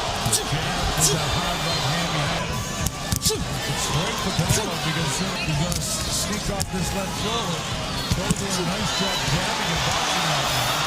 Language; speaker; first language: English; native; English